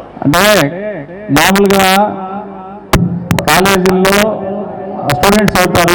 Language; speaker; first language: Telugu; native; Telugu